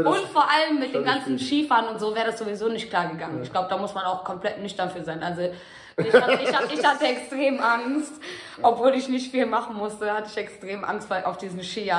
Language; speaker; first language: German; native; German